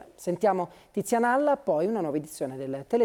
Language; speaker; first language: Italian; native; Italian